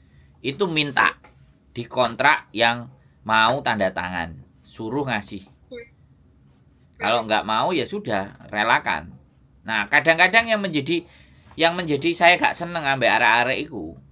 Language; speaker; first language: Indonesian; non-native, local second language; Javanese